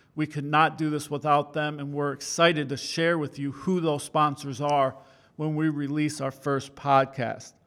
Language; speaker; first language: English; native; English